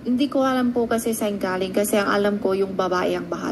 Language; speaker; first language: Filipino; non-native, learner; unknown